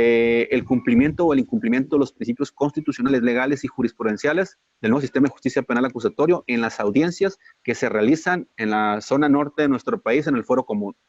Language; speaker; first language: Spanish; native; Spanish